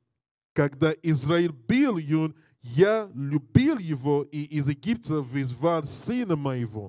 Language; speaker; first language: Russian; non-native, learner; English